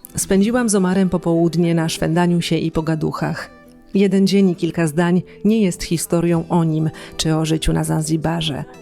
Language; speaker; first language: Polish; native; Polish